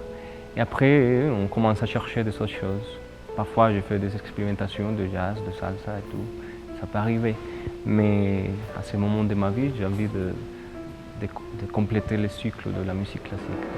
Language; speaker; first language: French; non-native, fluent; Spanish